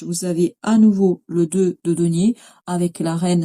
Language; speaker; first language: French; native; French